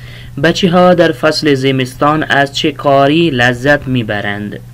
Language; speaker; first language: Persian; non-native, fluent; Urdu